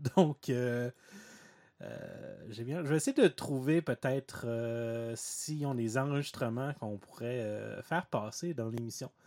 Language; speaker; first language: French; native; French